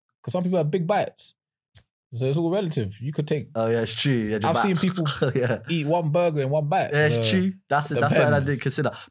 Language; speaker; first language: English; native; English